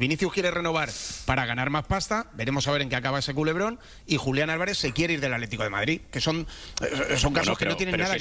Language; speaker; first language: Spanish; native; Spanish